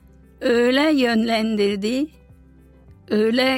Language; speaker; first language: Turkish; non-native, fluent; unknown